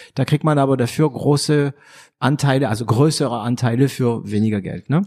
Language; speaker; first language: German; non-native, fluent; French